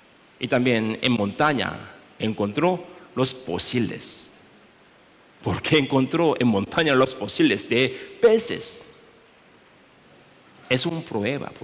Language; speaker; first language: Spanish; non-native, learner; Korean